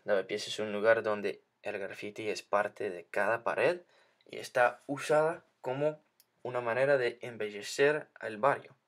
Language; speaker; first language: Spanish; non-native, learner; English